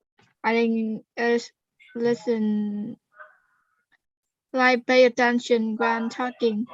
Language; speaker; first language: English; non-native, learner; Vietnamese